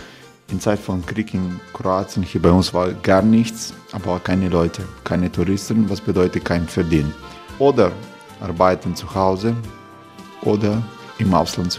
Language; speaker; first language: German; non-native, learner; Croatian